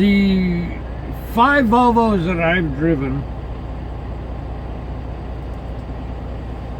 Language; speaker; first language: English; native; English